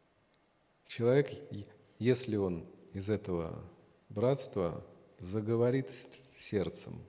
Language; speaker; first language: Russian; native; Russian